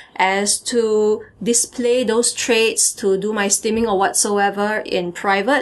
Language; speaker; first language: English; native; English